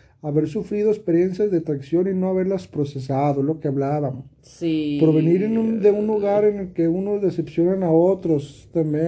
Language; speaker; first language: Spanish; native; Spanish